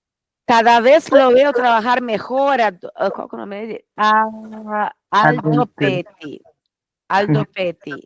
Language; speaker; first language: Spanish; non-native, fluent; Portuguese